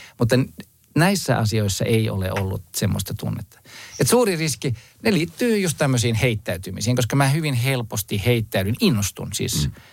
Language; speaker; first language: Finnish; native; Finnish